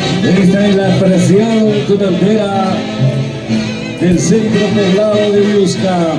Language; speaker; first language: Spanish; native; Spanish